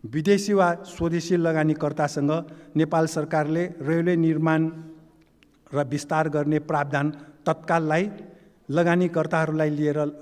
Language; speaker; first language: Nepali; non-native, local second language; Newari